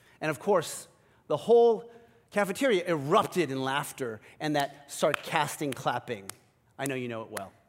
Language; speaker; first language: English; early bilingual, other home language; Korean